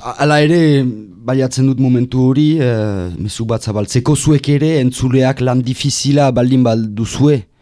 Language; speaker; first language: Basque; native; Basque